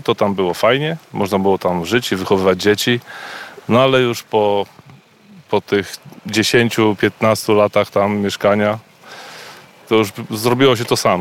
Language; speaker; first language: Polish; native; Polish